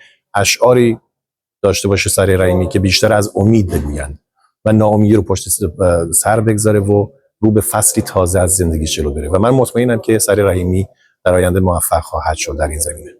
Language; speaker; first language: Persian; native; Persian